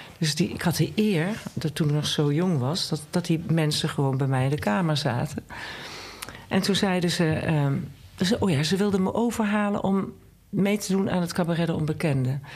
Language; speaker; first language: Dutch; native; Dutch